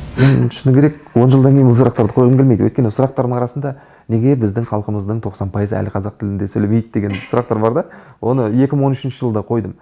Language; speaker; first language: Kazakh; native; Kazakh